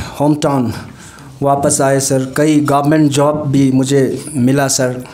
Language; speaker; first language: Hindi; non-native, local second language; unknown